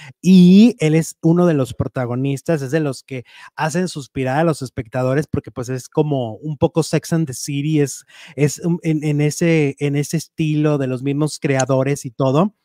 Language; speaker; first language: Spanish; native; Spanish